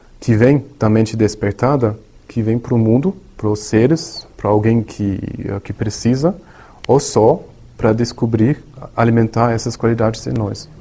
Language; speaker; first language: Portuguese; non-native, learner; German